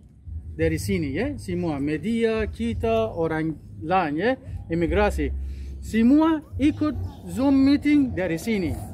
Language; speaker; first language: Indonesian; non-native, learner; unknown